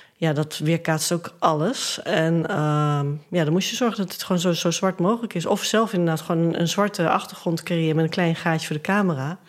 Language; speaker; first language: Dutch; native; Dutch